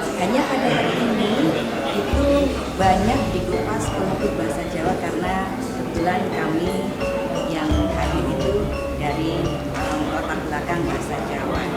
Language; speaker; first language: Indonesian; non-native, local second language; Javanese